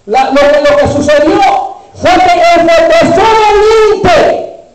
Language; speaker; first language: Spanish; early bilingual, heritage; Spanish